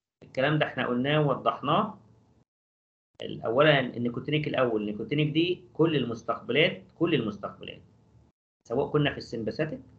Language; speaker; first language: Arabic; native; Arabic